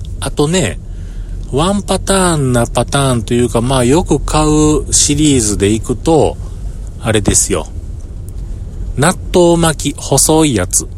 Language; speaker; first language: Japanese; native; Japanese